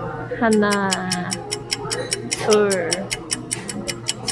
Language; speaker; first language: Korean; non-native, learner; Thai